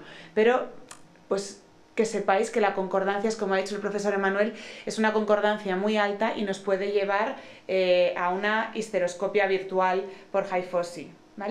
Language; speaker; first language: Spanish; native; Spanish